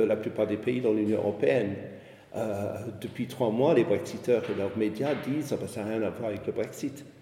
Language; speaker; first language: French; non-native, fluent; English